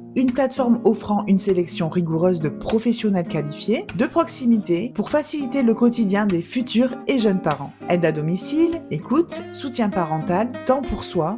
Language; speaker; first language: French; native; French